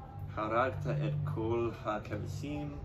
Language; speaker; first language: Hebrew; non-native, learner; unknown